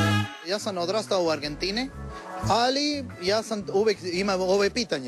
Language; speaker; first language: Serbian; non-native, learner; Spanish